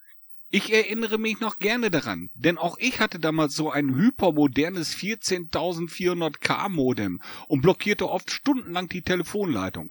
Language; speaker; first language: German; native; German